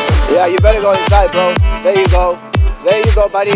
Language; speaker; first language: English; non-native, fluent; Spanish